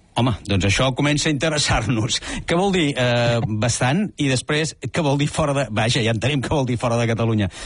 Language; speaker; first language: Catalan; native; Catalan